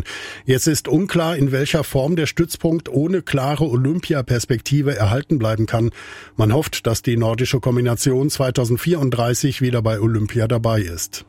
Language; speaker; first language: German; native; German